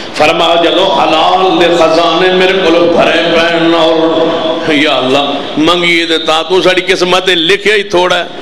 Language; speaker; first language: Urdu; non-native, local second language; Punjabi